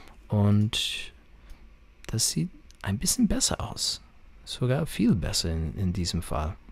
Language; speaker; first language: German; non-native, fluent; English